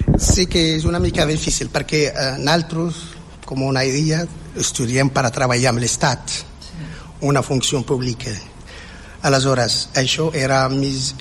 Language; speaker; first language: Catalan; non-native, learner; Central Atlas Tamazight